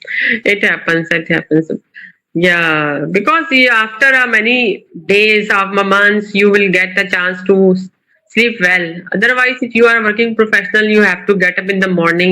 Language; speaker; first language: English; non-native, local second language; Urdu